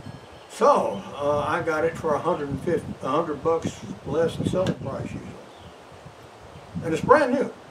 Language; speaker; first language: English; native; English